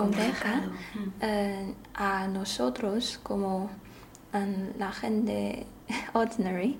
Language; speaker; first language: Spanish; non-native, learner; Chinese